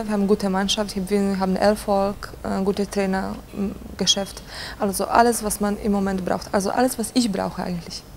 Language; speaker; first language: German; non-native, fluent; Polish